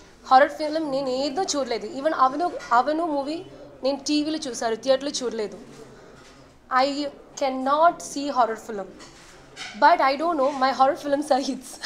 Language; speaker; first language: Telugu; non-native, learner; Malayalam